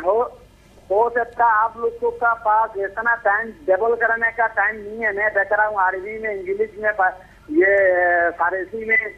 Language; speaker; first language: Hindi; non-native, learner; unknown